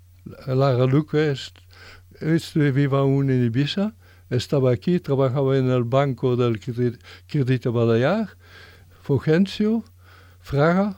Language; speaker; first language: Spanish; non-native, fluent; French